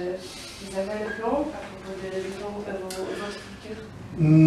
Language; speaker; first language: French; non-native, learner; Polish